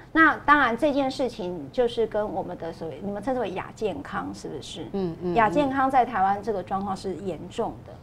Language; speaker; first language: Chinese; non-native, local second language; Min Nan Chinese